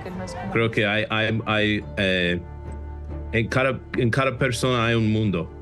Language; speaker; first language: Spanish; non-native, fluent; English